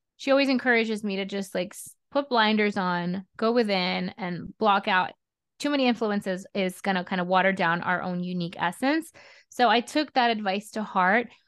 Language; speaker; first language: English; early bilingual, other home language; Russian